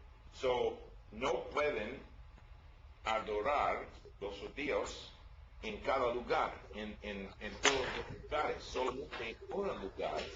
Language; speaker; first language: Spanish; non-native, learner; English